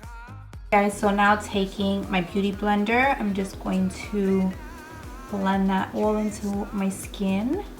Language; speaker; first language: English; native; English